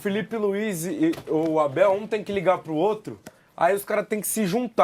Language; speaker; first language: Portuguese; native; Portuguese